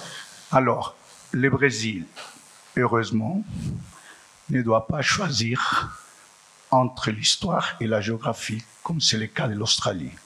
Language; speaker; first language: French; non-native, fluent; Portuguese